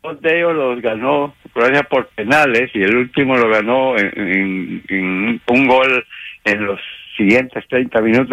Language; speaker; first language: Spanish; native; Spanish